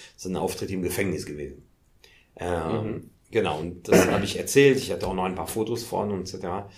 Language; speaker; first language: German; non-native, fluent; French